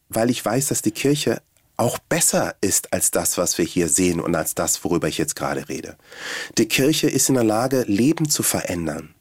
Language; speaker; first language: German; early bilingual, other home language; Swahili